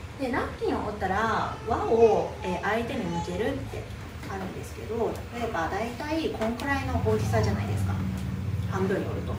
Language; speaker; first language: Japanese; native; Japanese